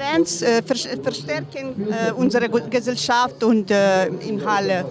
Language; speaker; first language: German; non-native, learner; Ukrainian